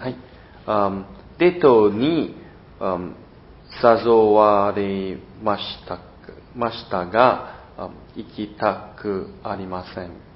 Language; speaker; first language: Japanese; non-native, learner; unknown